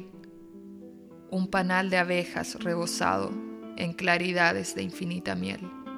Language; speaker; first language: English; non-native, fluent; Spanish